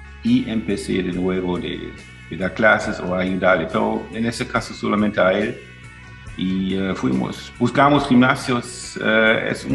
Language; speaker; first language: Spanish; non-native, fluent; German